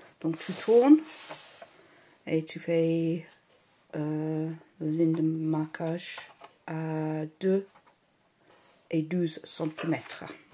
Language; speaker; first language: French; non-native, fluent; English